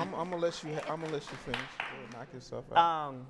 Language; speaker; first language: English; native; English